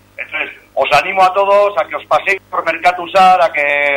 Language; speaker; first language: Spanish; non-native, local second language; Basque